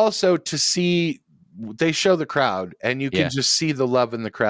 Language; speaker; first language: English; native; English